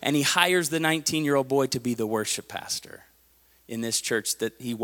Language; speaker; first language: English; native; English